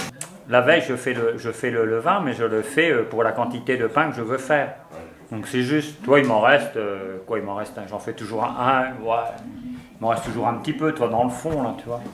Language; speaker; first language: French; native; French